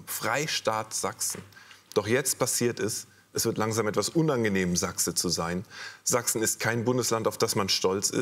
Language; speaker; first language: German; native; German